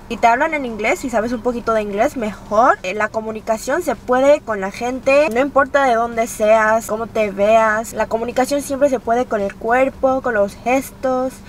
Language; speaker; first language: Spanish; early bilingual, other home language; Korean